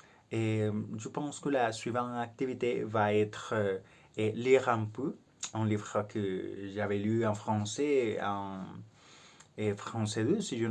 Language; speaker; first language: French; non-native, learner; Spanish